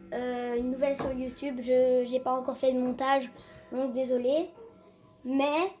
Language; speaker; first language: French; native; French